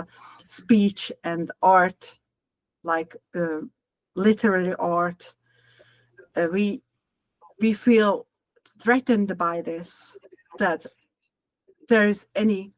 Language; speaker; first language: English; non-native, learner; Hungarian